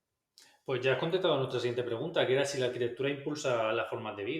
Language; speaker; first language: Spanish; native; Spanish